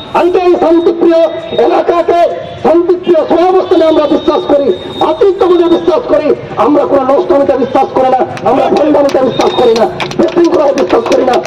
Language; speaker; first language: Bangla; non-native, local second language; Santali